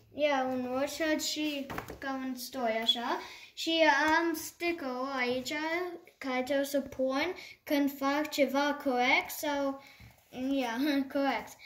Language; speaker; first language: Romanian; early bilingual, heritage; Romanian